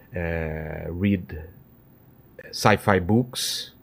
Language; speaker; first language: English; non-native, learner; Portuguese